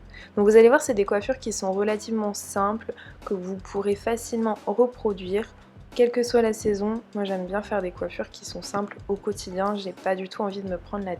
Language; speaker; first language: French; native; French